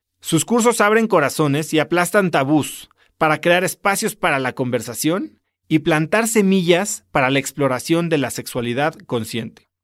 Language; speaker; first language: Spanish; native; Spanish